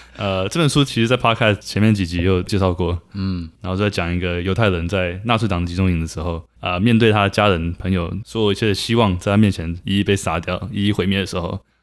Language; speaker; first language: Chinese; native; Chinese